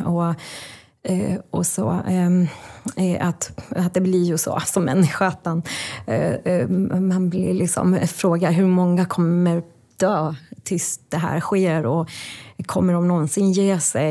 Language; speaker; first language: Swedish; non-native, fluent; Persian